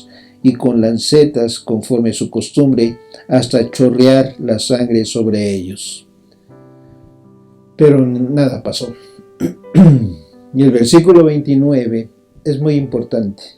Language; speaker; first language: Spanish; native; Spanish